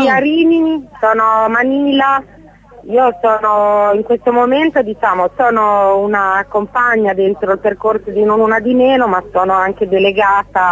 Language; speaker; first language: Italian; native; Italian